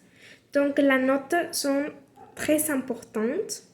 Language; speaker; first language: French; non-native, learner; Spanish